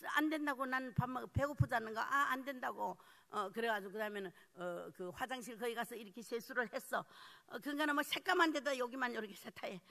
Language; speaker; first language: Korean; early bilingual, heritage; Korean